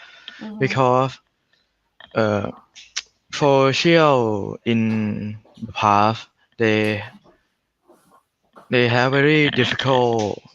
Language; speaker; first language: English; non-native, learner; Thai